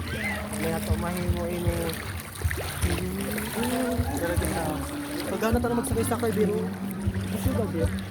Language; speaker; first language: Filipino; non-native, local second language; Cebuano